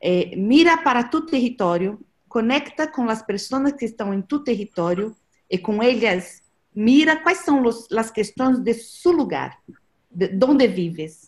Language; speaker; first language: Spanish; non-native, learner; Portuguese